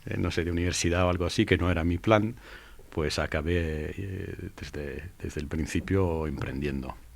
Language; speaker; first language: Spanish; non-native, fluent; English